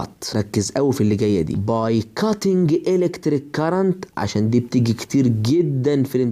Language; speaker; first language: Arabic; native; Arabic